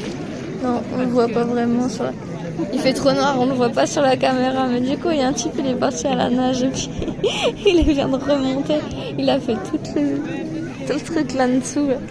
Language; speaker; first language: French; native; French